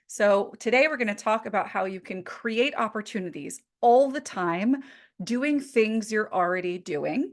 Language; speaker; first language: English; native; English